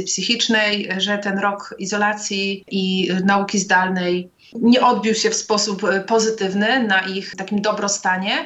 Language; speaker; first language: Polish; native; Polish